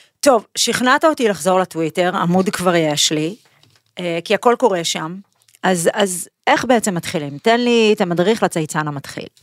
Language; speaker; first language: Hebrew; native; Hebrew